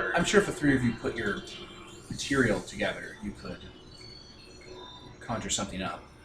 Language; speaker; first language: English; native; English